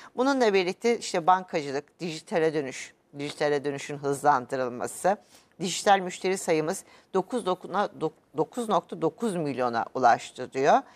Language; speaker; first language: Turkish; native; Turkish